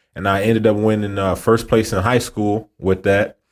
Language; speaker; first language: English; native; English